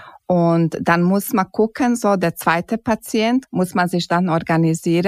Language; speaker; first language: German; non-native, fluent; Croatian